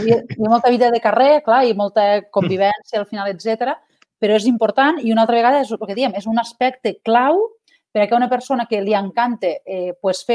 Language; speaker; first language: Catalan; native; Catalan